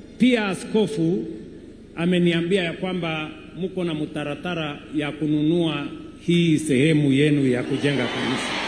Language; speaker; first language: Swahili; non-native, local second language; Kalenjin